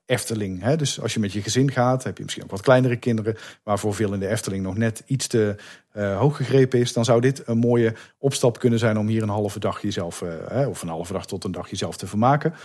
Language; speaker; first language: Dutch; native; Dutch